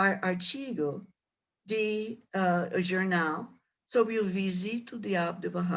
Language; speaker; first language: Portuguese; non-native, learner; English